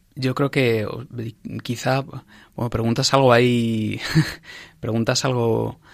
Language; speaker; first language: Spanish; native; Spanish